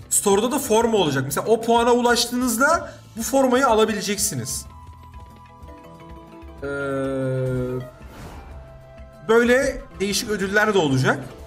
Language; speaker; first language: Turkish; native; Turkish